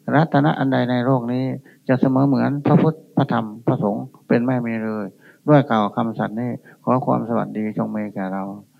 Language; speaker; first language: Thai; native; Thai